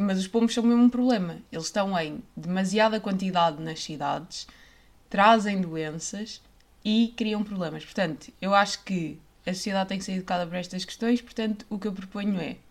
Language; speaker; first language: Portuguese; native; Portuguese